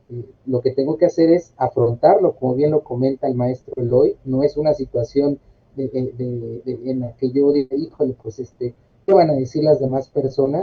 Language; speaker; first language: Spanish; native; Spanish